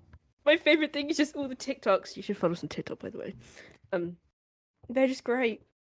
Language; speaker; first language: English; native; English